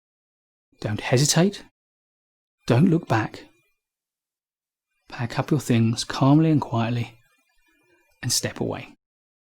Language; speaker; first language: English; native; English